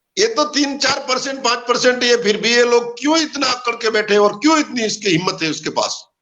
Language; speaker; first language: Hindi; non-native, local second language; Gujarati